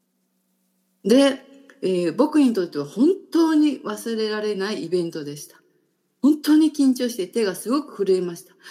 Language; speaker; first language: Japanese; native; Japanese